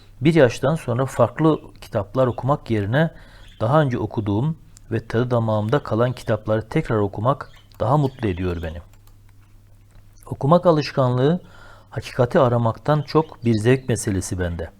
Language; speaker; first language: Turkish; native; Turkish